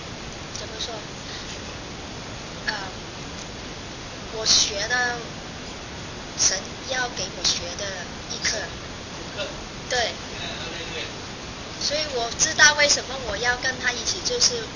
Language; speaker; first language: Chinese; non-native, fluent; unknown